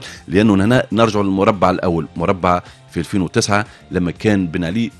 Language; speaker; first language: Arabic; native; Arabic